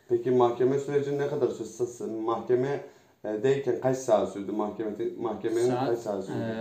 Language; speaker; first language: Turkish; native; Turkish